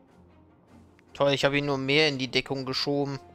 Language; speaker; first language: German; native; German